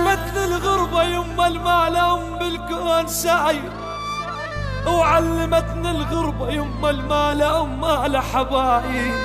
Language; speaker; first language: Arabic; native; Arabic